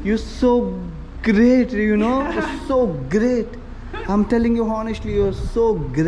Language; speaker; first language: English; non-native, learner; Telugu